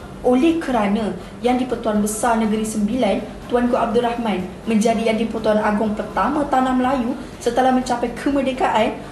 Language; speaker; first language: Malay; native; Malay